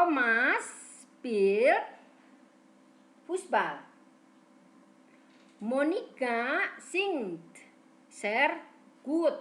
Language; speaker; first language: German; non-native, fluent; Indonesian